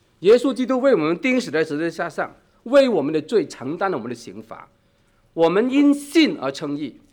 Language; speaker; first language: Chinese; non-native, local second language; Cantonese